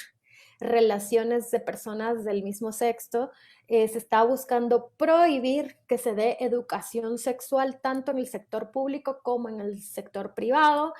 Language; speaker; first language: Spanish; native; Spanish